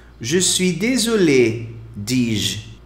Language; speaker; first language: French; non-native, fluent; Portuguese